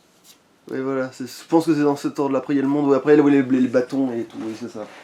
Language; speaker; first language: French; native; French